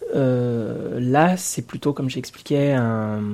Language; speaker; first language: French; native; French